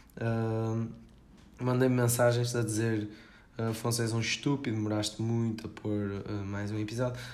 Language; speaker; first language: Portuguese; native; Portuguese